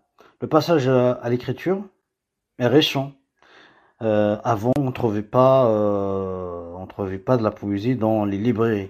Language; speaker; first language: French; non-native, local second language; Kabyle